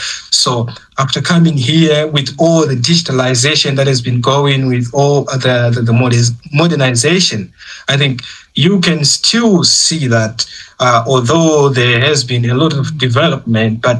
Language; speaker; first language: English; non-native, local second language; Shona